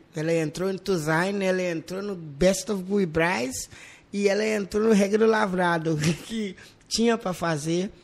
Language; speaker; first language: Portuguese; non-native, learner; English